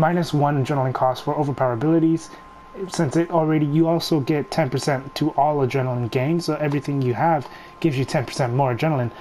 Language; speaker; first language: English; native; English